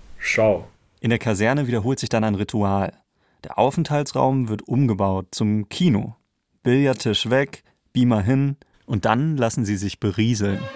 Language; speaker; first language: German; native; German